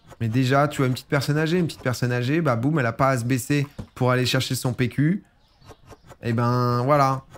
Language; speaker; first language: French; native; French